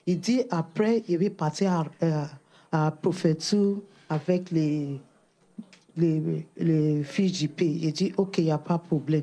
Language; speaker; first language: French; non-native, learner; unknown